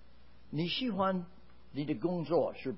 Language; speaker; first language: Chinese; non-native, fluent; English